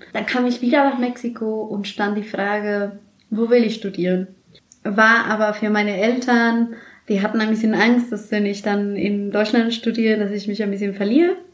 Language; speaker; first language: German; non-native, fluent; Spanish